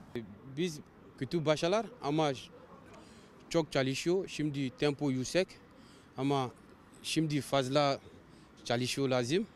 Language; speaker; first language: Turkish; non-native, learner; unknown